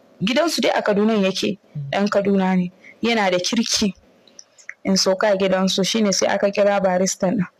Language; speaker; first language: Hausa; non-native, local second language; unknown